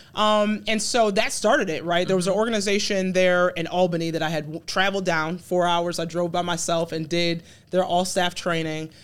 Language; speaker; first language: English; early bilingual, other home language; Akan